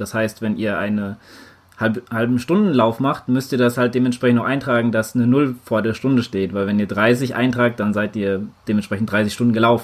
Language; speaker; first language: German; native; German